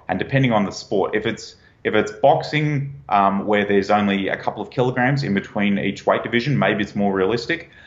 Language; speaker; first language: English; native; English